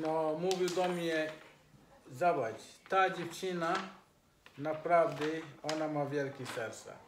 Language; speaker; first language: Polish; non-native, learner; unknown